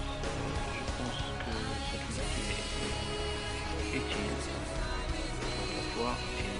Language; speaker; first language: French; non-native, learner; Arabic